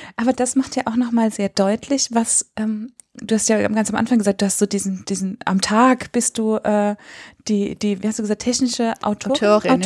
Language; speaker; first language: German; native; German